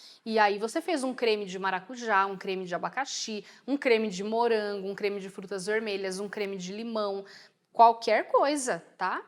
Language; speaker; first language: Portuguese; native; Portuguese